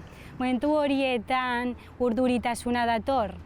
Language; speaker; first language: Basque; native; Basque